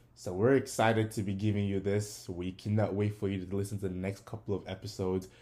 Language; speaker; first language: English; non-native, local second language; Yoruba